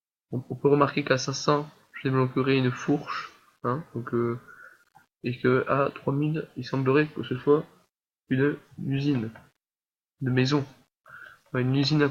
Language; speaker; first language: French; native; French